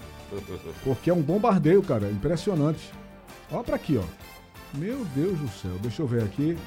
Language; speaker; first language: Portuguese; native; Portuguese